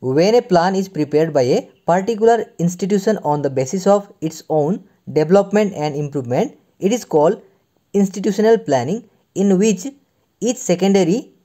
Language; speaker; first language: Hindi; non-native, local second language; Assamese